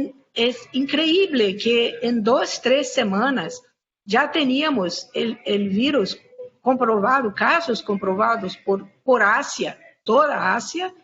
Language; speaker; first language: Spanish; non-native, fluent; Portuguese